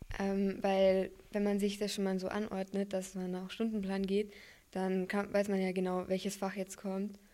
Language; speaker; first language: German; native; German